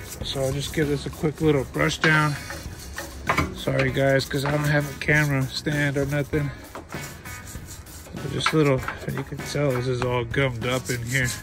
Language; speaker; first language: English; native; English